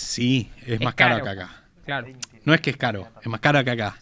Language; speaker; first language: Spanish; native; Spanish